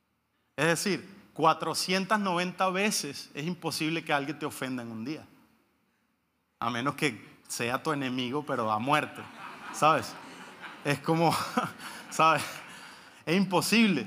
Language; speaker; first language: Spanish; native; Spanish